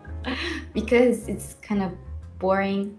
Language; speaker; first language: English; non-native, learner; Russian